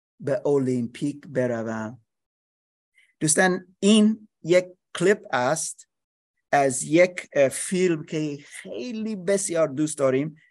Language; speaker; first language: Persian; non-native, learner; English